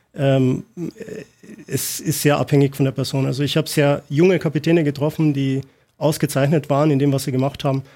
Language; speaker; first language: German; native; German